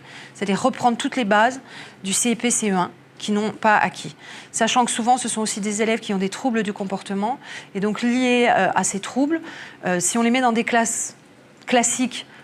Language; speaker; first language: French; native; French